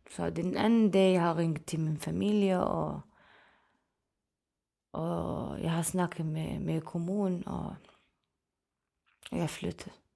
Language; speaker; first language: Danish; non-native, fluent; Arabic